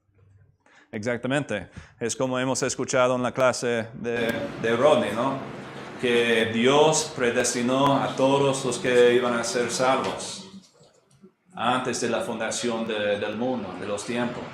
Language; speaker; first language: Spanish; non-native, fluent; English